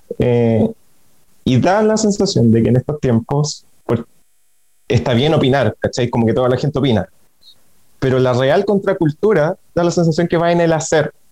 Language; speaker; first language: Spanish; native; Spanish